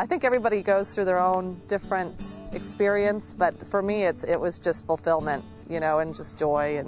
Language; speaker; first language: English; native; English